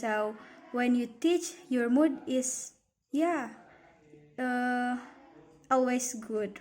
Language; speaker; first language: English; non-native, learner; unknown